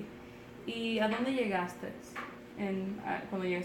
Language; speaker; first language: Spanish; early bilingual, other home language; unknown